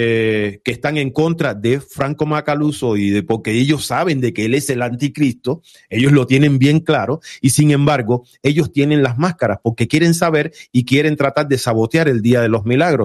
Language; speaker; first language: Spanish; native; Spanish